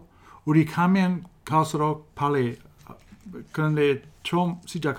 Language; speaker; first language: Korean; non-native, fluent; English